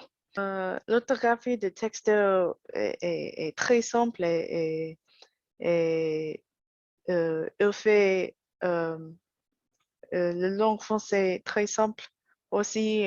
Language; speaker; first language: French; non-native, learner; English